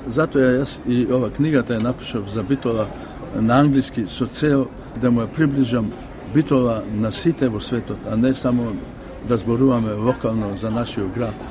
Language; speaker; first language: Macedonian; native; Macedonian